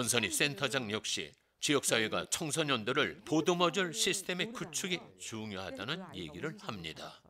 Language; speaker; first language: Korean; native; Korean